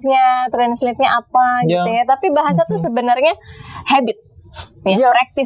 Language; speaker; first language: Indonesian; native; Indonesian